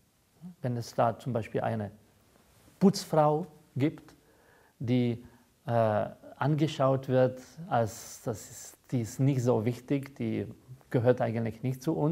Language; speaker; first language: German; non-native, fluent; Czech